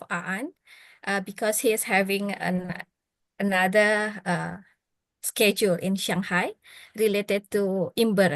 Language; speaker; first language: English; non-native, fluent; Indonesian